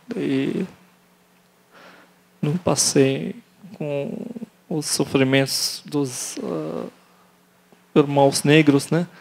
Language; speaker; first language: Portuguese; non-native, learner; Arabic